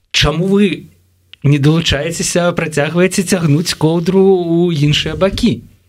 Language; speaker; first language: Belarusian; non-native, local second language; Russian